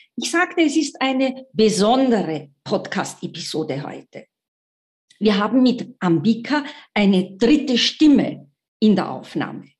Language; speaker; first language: German; native; German